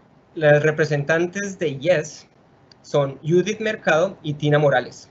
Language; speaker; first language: Spanish; native; Spanish